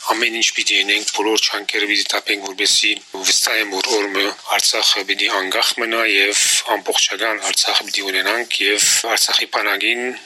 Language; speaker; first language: Armenian; early bilingual, heritage; Armenian